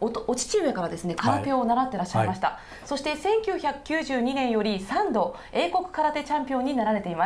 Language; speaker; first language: Japanese; native; Japanese